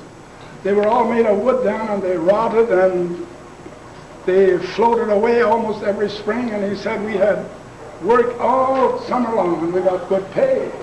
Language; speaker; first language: English; non-native, local second language; Plautdietsch